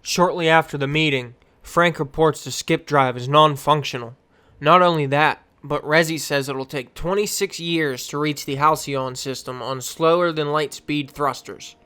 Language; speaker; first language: English; native; English